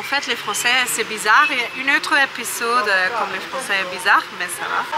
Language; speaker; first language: French; non-native, learner; Italian